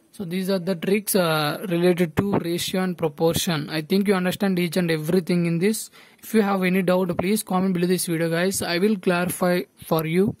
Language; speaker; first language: English; non-native, local second language; Telugu